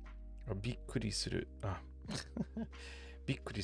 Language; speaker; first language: Japanese; non-native, learner; English